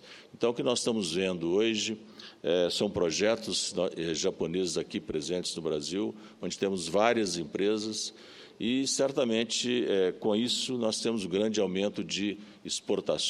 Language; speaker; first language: Portuguese; native; Portuguese